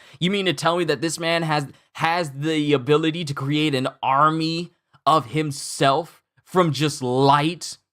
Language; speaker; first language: English; native; English